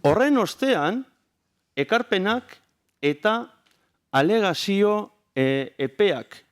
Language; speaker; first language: Basque; native; Basque